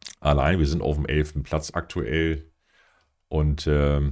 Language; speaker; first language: German; native; German